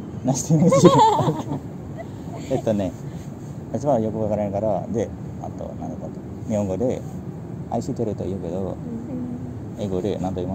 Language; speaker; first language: Japanese; non-native, fluent; Indonesian